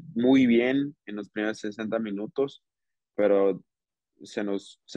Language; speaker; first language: Spanish; early bilingual, heritage; Spanish